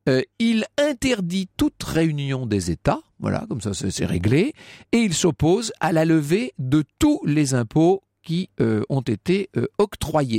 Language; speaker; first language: French; native; French